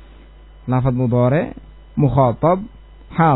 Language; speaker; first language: Arabic; non-native, fluent; Indonesian